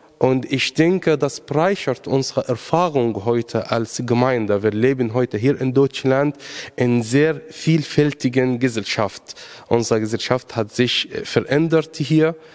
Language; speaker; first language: German; non-native, fluent; Arabic